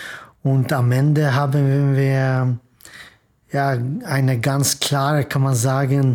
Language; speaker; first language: German; non-native, fluent; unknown